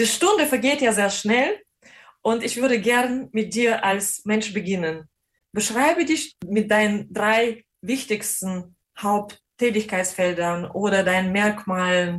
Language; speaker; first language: German; non-native, fluent; Russian